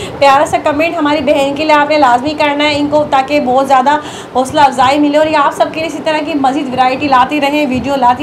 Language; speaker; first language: Urdu; native; Urdu